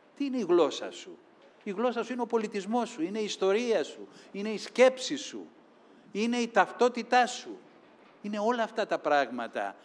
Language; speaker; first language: Greek; native; Greek